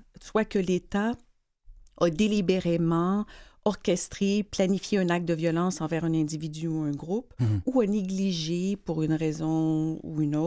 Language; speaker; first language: French; native; French